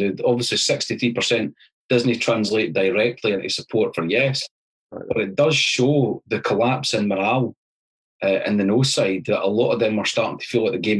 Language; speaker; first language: English; native; English